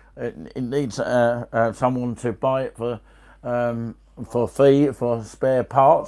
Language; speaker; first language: English; native; English